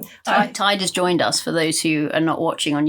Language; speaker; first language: English; native; English